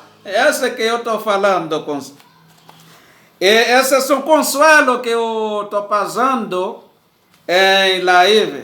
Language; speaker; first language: Portuguese; non-native, learner; Haitian Creole